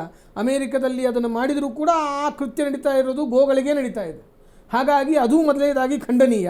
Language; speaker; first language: Kannada; native; Kannada